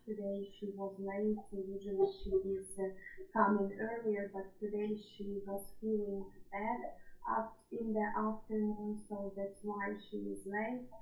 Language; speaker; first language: English; non-native, fluent; Ukrainian